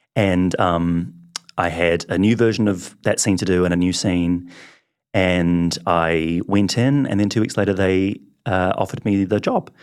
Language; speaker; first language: English; native; English